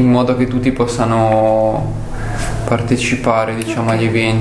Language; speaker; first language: Italian; native; Italian